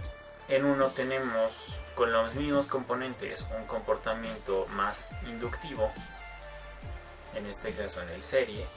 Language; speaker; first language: Spanish; native; Spanish